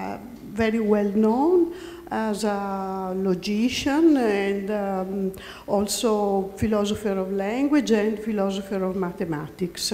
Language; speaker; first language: English; non-native, fluent; Italian